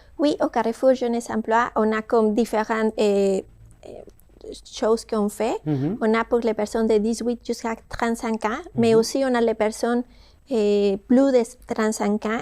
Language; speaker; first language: French; non-native, fluent; Spanish